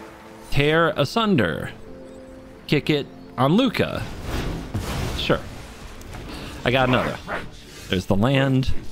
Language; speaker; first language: English; native; English